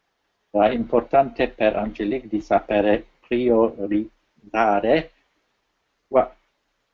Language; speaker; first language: Italian; non-native, fluent; French